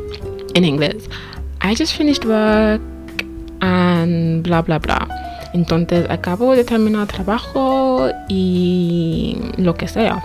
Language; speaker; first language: Spanish; non-native, fluent; English